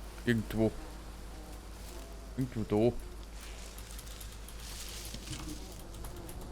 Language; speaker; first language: German; native; German